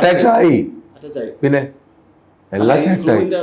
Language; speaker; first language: Malayalam; non-native, local second language; Tamil